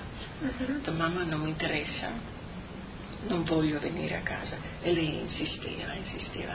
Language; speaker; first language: Italian; native; Italian